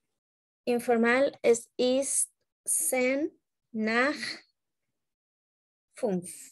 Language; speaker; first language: German; non-native, learner; Spanish